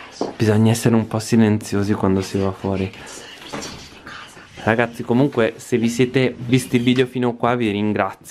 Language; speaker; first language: Italian; native; Italian